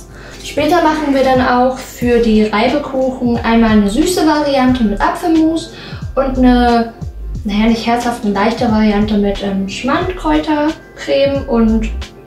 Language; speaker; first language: German; native; German